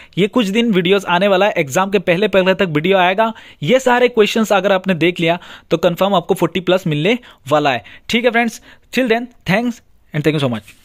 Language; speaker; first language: Hindi; non-native, local second language; Bangla